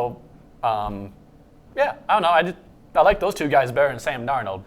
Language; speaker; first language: English; native; English